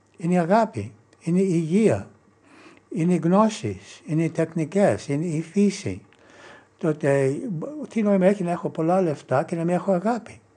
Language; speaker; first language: Greek; non-native, fluent; English